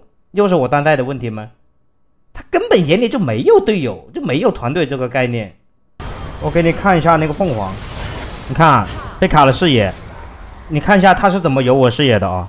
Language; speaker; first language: Chinese; native; Chinese